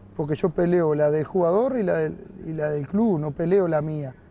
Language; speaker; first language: Spanish; native; Spanish